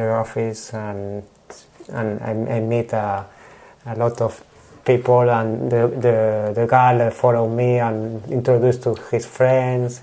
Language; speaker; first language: English; non-native, learner; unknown